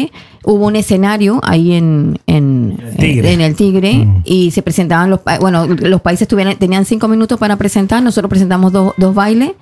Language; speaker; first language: Spanish; native; Spanish